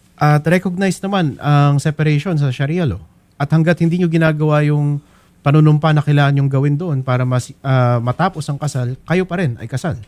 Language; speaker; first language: Filipino; native; Filipino